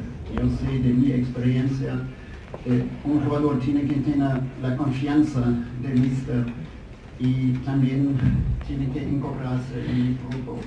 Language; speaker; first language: Spanish; non-native, fluent; German